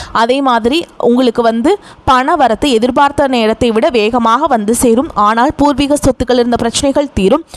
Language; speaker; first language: Tamil; native; Tamil